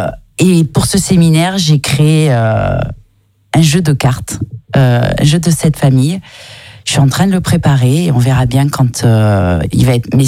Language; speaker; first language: French; native; French